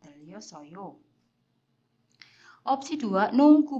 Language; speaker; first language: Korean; non-native, fluent; Indonesian